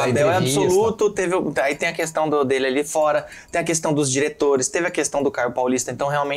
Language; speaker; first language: Portuguese; native; Portuguese